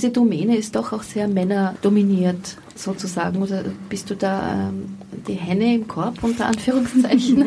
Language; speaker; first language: German; native; German